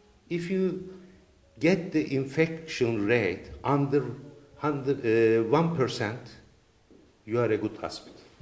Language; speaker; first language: English; non-native, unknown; Turkish